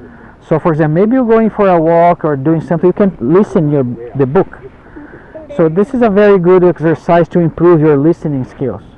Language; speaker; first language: English; non-native, fluent; Portuguese